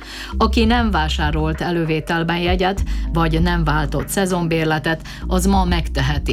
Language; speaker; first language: Hungarian; native; Hungarian